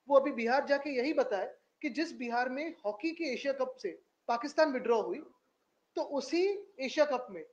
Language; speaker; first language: Hindi; non-native, local second language; Marathi